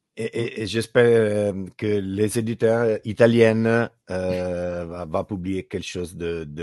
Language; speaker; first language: French; non-native, learner; Italian